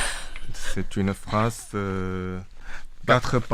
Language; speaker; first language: French; non-native, fluent; Chinese